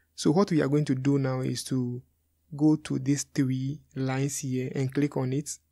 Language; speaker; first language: English; non-native, local second language; Akan